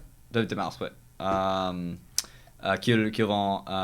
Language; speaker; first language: French; non-native, local second language; English